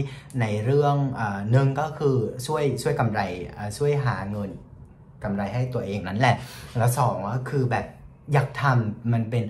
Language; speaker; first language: Thai; non-native, fluent; Vietnamese